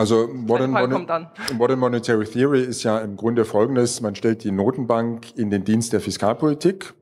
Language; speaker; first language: German; native; German